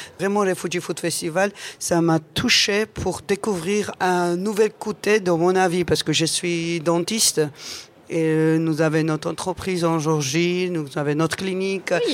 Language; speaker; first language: French; non-native, learner; Georgian